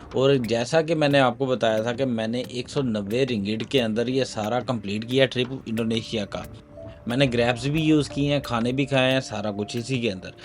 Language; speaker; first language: Urdu; non-native, local second language; Punjabi